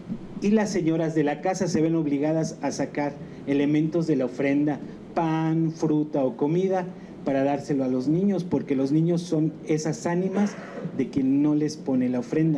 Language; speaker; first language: Spanish; native; Spanish